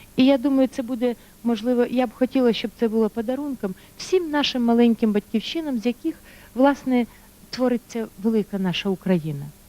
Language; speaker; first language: Ukrainian; native; Ukrainian